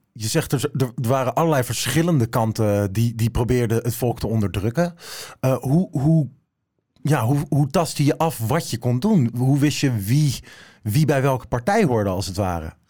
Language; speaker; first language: Dutch; native; Dutch